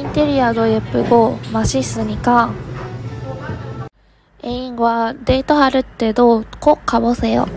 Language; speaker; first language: Korean; non-native, learner; Japanese